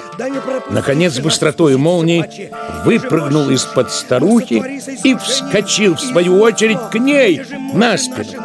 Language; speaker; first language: Russian; native; Russian